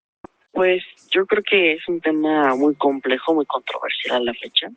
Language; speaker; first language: Spanish; native; Spanish